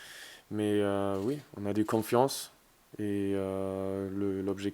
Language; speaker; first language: French; non-native, fluent; German